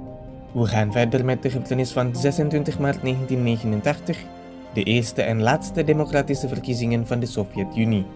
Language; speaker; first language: Dutch; non-native, fluent; Indonesian